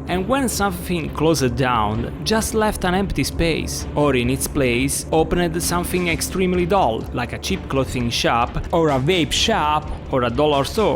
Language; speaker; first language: English; non-native, fluent; Italian